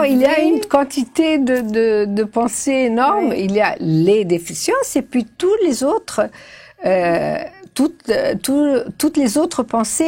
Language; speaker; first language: French; non-native, fluent; Portuguese